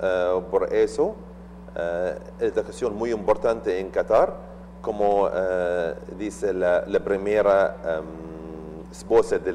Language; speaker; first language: Spanish; non-native, learner; Arabic